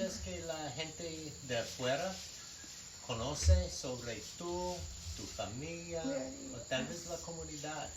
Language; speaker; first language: Spanish; non-native, learner; English